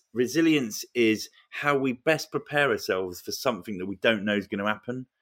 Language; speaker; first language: English; native; English